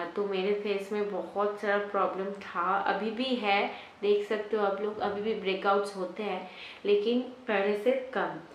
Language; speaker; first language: Hindi; non-native, local second language; Bangla